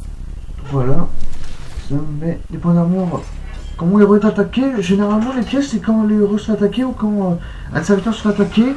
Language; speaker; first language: French; native; French